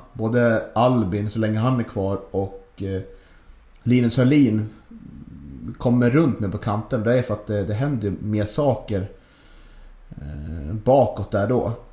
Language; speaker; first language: Swedish; native; Swedish